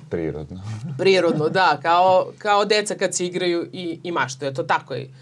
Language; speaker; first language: Serbian; native; Serbian